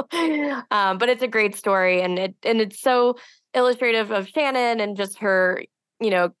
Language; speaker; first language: English; native; English